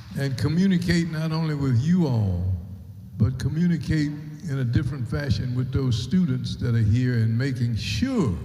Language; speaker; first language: English; native; English